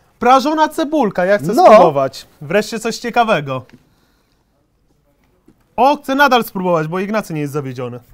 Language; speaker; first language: Polish; native; Polish